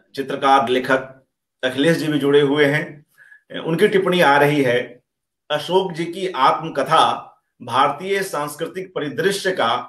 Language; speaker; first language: Hindi; native; Hindi